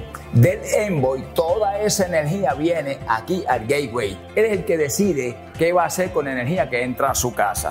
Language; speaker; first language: Spanish; native; Spanish